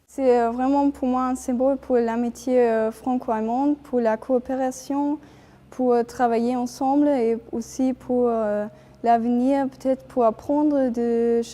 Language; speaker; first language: French; non-native, fluent; German